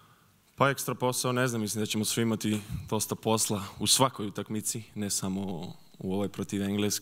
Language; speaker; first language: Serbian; early bilingual, heritage; Serbian